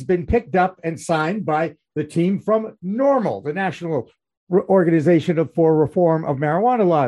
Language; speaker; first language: English; native; English